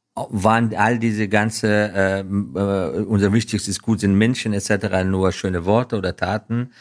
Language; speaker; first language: German; non-native, fluent; Persian